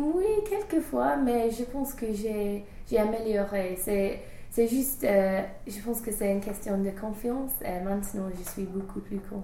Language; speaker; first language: French; non-native, fluent; English